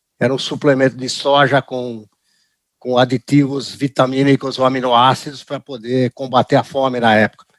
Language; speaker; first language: Portuguese; early bilingual, other home language; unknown